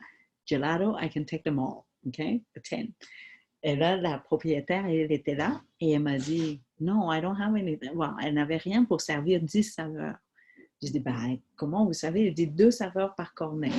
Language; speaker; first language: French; early bilingual, other home language; Vietnamese